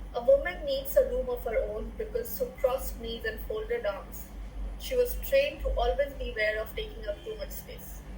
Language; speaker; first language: English; non-native, local second language; Hindi